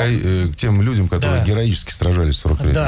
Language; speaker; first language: Russian; native; Russian